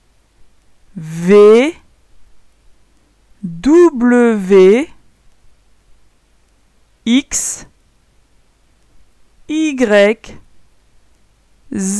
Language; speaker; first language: French; native; French